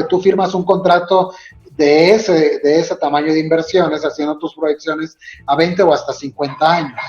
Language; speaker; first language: Spanish; native; Spanish